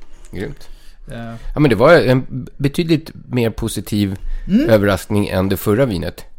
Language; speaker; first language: Swedish; native; Swedish